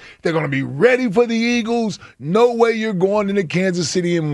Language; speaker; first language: English; native; English